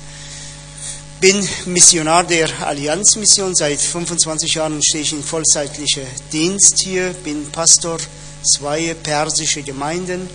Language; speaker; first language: German; non-native, fluent; Persian